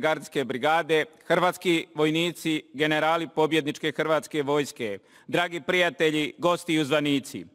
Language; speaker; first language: Bosnian; native; Bosnian